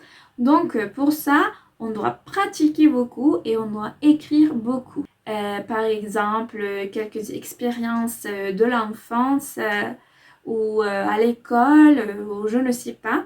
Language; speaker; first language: French; non-native, fluent; Spanish